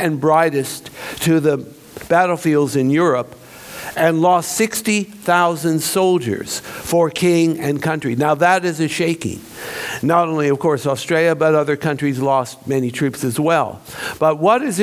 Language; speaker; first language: English; native; English